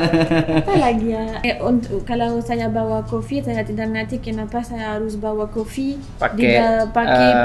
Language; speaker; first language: Indonesian; non-native, learner; French